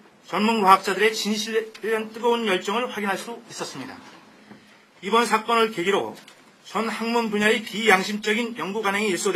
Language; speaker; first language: Korean; native; Korean